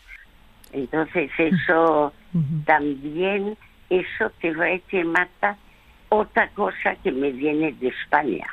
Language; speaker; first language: Spanish; early bilingual, other home language; French